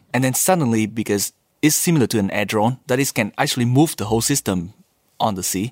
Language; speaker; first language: English; non-native, fluent; Vietnamese